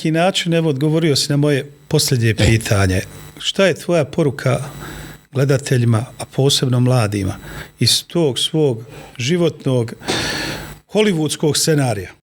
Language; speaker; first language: Bosnian; native; Bosnian